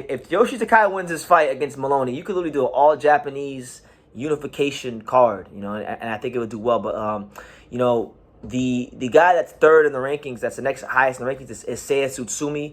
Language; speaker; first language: English; native; English